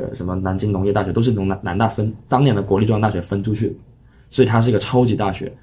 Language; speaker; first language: Chinese; non-native, local second language; Cantonese